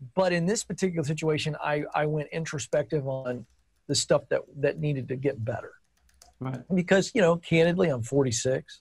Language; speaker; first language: English; native; English